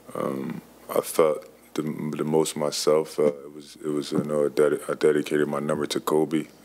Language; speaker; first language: English; native; English